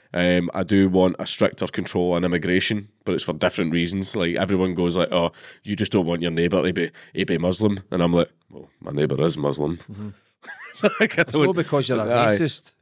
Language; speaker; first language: English; native; English